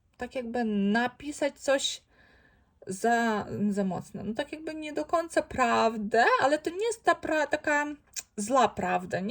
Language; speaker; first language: Polish; non-native, fluent; Ukrainian